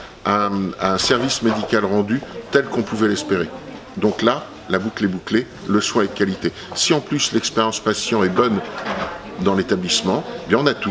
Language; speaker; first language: French; native; French